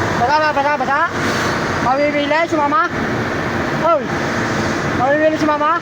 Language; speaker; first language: Filipino; native; Filipino